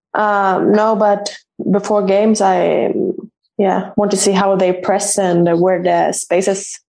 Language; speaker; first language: English; non-native, fluent; Swedish